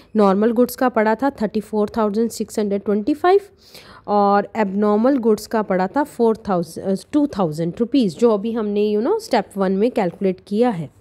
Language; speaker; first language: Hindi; non-native, local second language; Punjabi